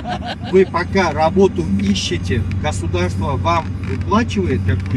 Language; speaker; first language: Russian; non-native, local second language; Uzbek